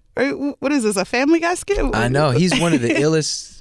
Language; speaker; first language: English; native; English